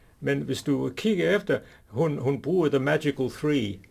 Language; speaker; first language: Danish; non-native, fluent; English